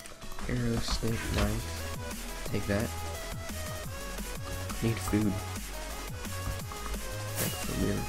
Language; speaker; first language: English; native; English